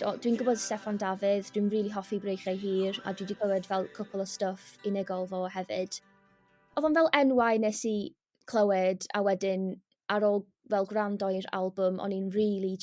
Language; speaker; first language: Welsh; non-native, local second language; English